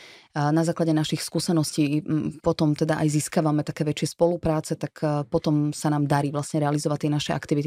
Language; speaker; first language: Slovak; native; Slovak